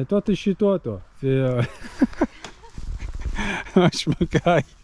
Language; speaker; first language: French; native; French